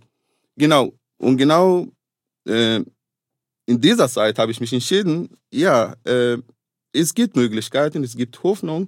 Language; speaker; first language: German; non-native, fluent; Arabic